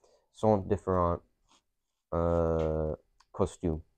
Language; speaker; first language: French; non-native, learner; English